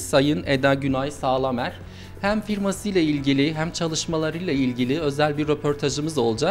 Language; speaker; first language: Turkish; native; Turkish